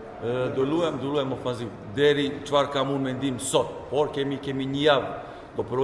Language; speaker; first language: Albanian; non-native, learner; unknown